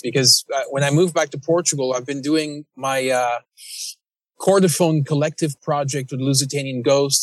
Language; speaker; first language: English; native; English